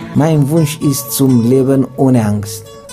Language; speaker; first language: German; non-native, learner; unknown